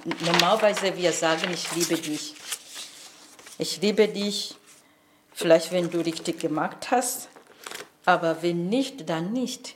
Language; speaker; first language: German; non-native, learner; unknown